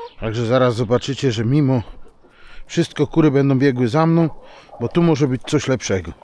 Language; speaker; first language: Polish; native; Polish